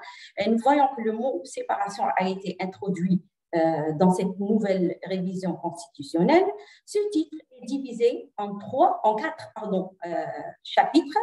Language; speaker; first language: French; non-native, local second language; Arabic